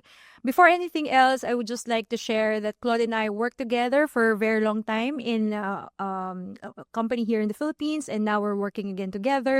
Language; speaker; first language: English; non-native, local second language; Filipino